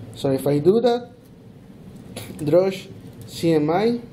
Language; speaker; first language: English; non-native, fluent; Spanish